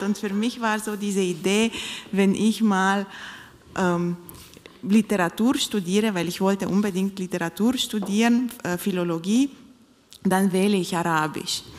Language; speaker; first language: German; non-native, fluent; Romanian